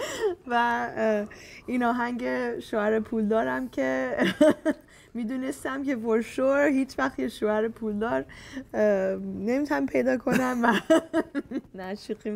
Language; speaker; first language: Persian; early bilingual, heritage; Persian